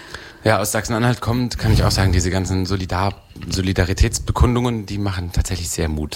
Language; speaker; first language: German; native; German